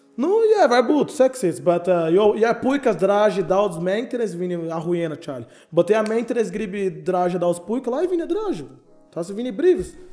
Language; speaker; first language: Latvian; non-native, learner; Portuguese